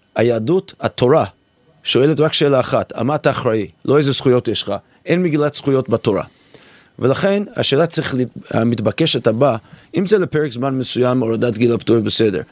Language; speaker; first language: Hebrew; non-native, fluent; English